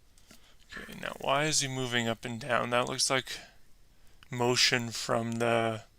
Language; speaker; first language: English; native; English